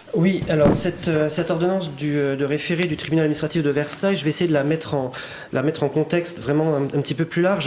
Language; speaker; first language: French; native; French